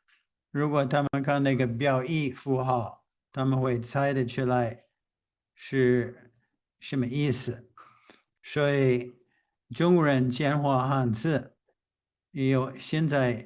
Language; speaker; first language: Chinese; non-native, fluent; English